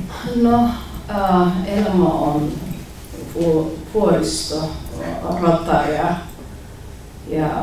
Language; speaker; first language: Finnish; non-native, learner; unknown